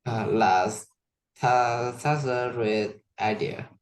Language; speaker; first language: English; non-native, learner; Vietnamese